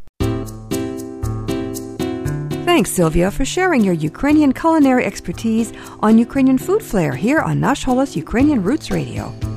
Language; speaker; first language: English; early bilingual, other home language; Ukrainian